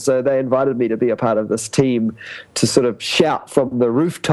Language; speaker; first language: English; native; English